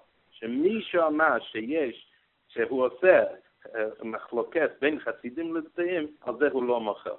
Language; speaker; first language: Hebrew; non-native, learner; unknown